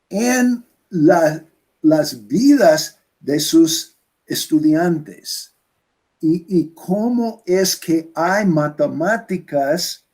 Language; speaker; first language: Spanish; non-native, fluent; English